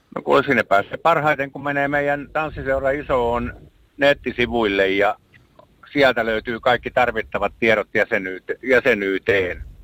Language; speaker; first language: Finnish; native; Finnish